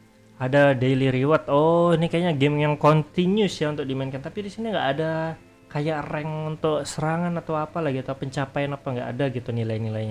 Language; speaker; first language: Indonesian; native; Indonesian